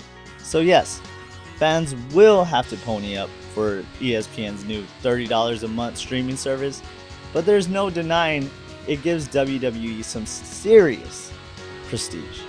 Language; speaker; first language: English; native; English